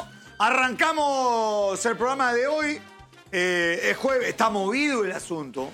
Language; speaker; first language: Spanish; native; Spanish